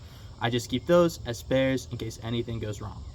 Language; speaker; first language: English; native; English